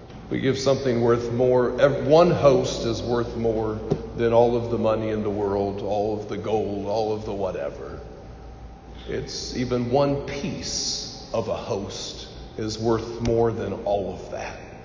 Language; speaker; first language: English; native; English